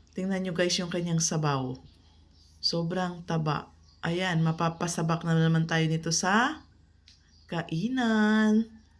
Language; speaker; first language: Filipino; non-native, local second language; Kinaray-a